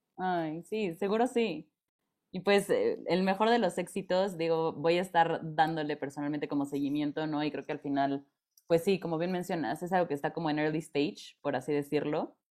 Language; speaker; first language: Spanish; native; Spanish